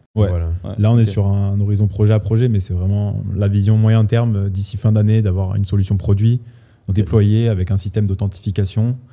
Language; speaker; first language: French; native; French